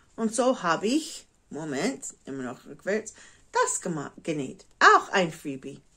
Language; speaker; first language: German; non-native, fluent; English